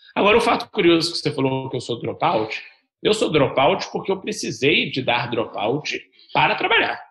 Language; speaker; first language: Portuguese; native; Portuguese